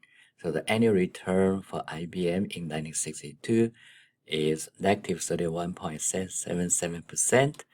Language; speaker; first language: English; non-native, fluent; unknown